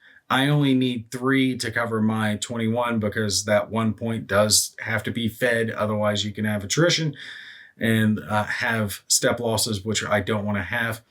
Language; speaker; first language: English; native; English